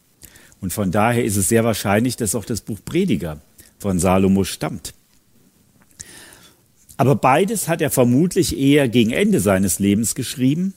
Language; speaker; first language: German; native; German